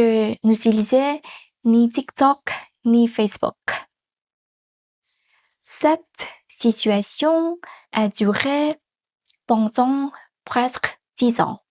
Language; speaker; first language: French; non-native, learner; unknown